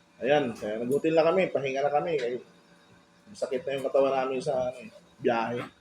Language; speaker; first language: Filipino; non-native, local second language; Bikol